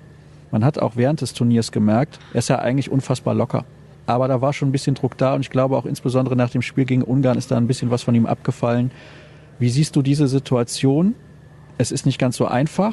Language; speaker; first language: German; native; German